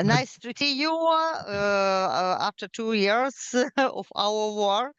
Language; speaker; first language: English; non-native, learner; Ukrainian